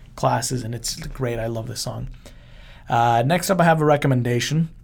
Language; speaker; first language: English; early bilingual, other home language; Spanish